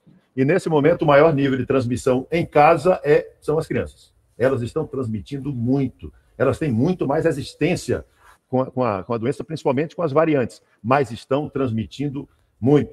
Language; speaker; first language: Portuguese; native; Portuguese